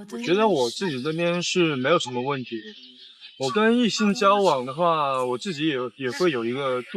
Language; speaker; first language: Chinese; native; Chinese